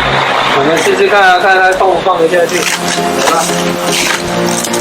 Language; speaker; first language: Chinese; native; Chinese